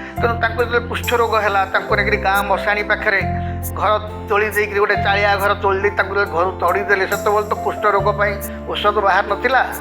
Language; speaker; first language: Odia; native; Odia